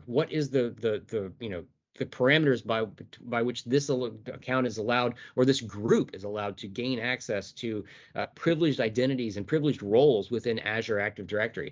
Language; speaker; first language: English; native; English